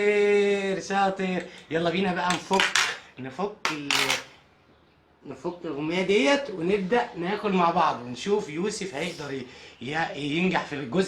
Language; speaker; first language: Arabic; native; Arabic